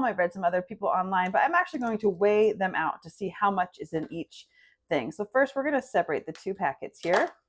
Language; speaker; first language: English; native; English